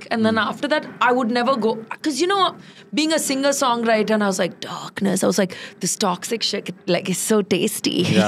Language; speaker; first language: English; non-native, local second language; Tamil